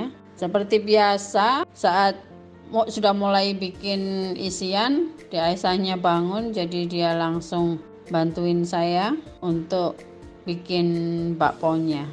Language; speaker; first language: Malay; non-native, local second language; Javanese